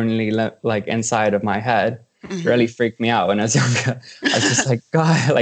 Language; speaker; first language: English; native; English